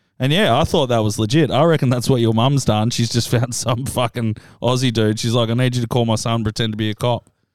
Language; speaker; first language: English; native; English